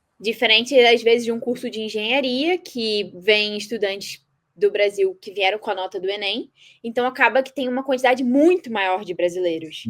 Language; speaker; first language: Portuguese; native; Portuguese